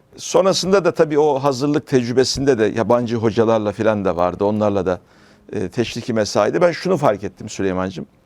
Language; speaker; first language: Turkish; native; Turkish